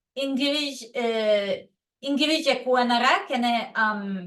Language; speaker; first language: Turkish; non-native, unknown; Serbian